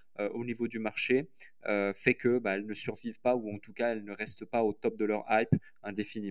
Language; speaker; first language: French; native; French